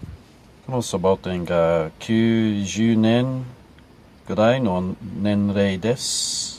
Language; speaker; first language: Japanese; non-native, learner; English